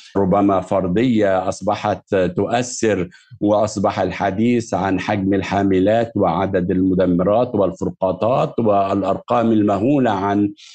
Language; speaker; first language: Arabic; native; Arabic